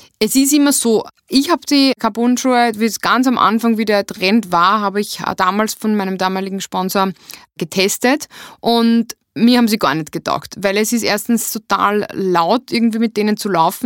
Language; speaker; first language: German; native; German